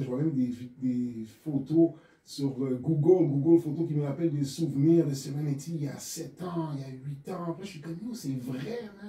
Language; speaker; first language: French; native; French